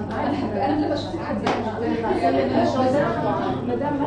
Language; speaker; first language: Arabic; native; Arabic